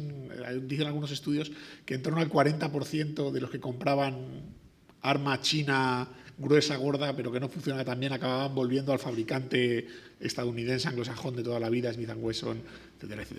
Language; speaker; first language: Spanish; native; Spanish